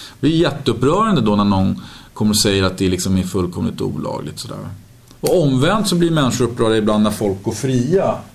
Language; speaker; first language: Swedish; native; Swedish